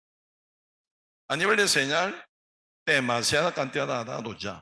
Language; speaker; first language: Spanish; non-native, learner; Korean